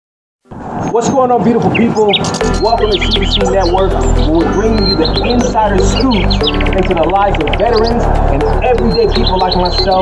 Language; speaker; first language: English; native; English